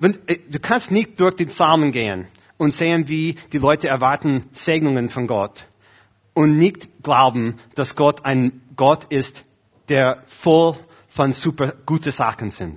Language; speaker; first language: German; non-native, fluent; English